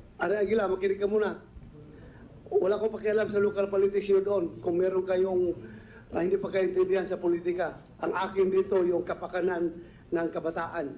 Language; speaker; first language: Filipino; non-native, local second language; Cebuano